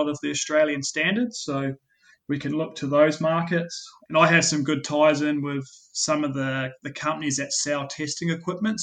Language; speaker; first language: English; native; English